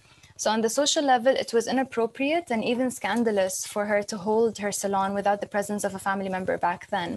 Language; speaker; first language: English; non-native, fluent; Arabic